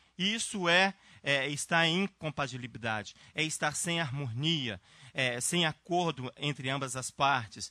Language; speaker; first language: Portuguese; native; Portuguese